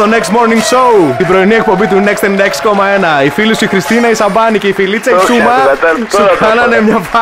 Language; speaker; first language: Greek; native; Greek